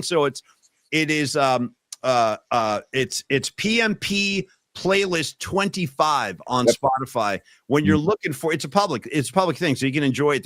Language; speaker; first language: English; native; English